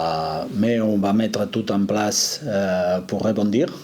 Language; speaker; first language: French; non-native, fluent; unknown